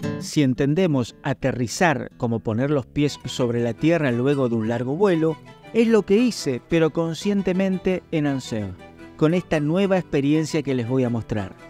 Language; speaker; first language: Spanish; native; Spanish